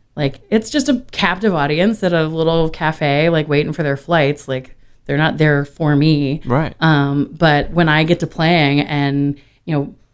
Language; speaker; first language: English; native; English